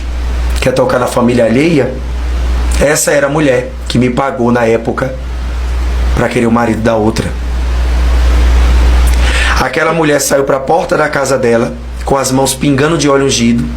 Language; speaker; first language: Portuguese; native; Portuguese